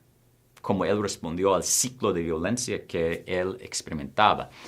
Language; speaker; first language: Spanish; non-native, fluent; English